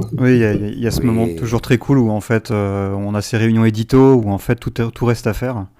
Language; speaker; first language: French; native; French